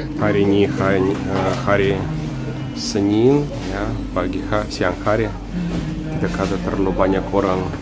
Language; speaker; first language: Indonesian; non-native, fluent; Russian